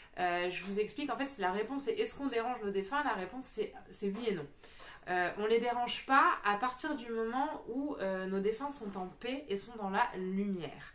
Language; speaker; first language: French; native; French